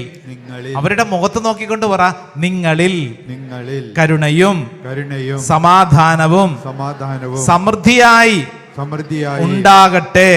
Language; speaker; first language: Malayalam; native; Malayalam